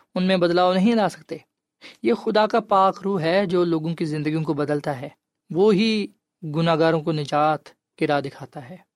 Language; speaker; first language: Urdu; non-native, local second language; Punjabi